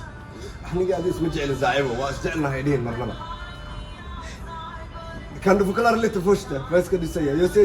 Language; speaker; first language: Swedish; non-native, learner; Somali